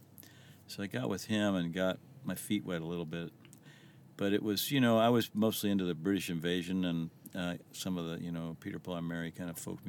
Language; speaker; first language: English; native; English